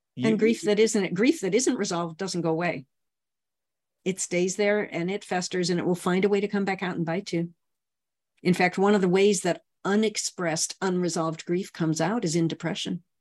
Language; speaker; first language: English; native; English